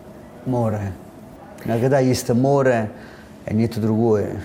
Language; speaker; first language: Russian; non-native, learner; Italian